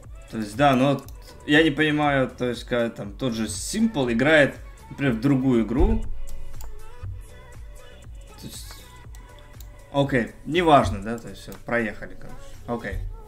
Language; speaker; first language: Russian; non-native, local second language; Ukrainian